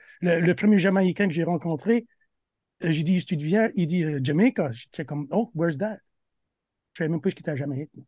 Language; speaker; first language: French; native; French